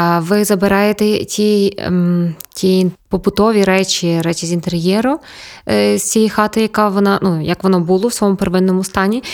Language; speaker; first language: Ukrainian; native; Ukrainian